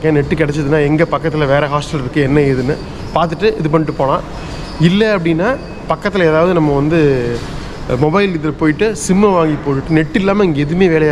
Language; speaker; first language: English; non-native, local second language; Tamil